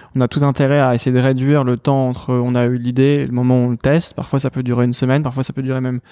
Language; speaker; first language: French; native; French